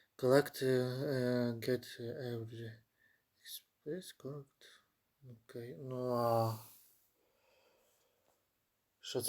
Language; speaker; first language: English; non-native, learner; Ukrainian